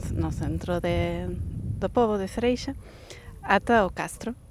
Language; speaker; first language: Galician; non-native, fluent; English